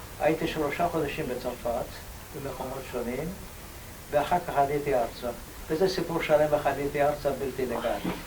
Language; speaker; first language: Hebrew; non-native, fluent; Ladino